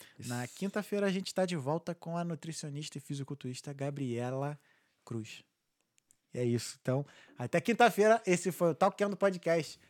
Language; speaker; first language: Portuguese; native; Portuguese